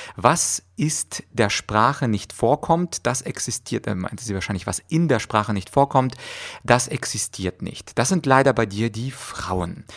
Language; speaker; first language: German; early bilingual, other home language; Russian